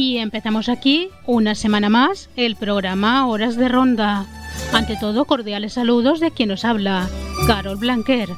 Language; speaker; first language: Spanish; native; Spanish